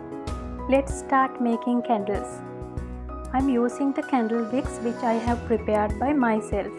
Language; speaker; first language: English; non-native, fluent; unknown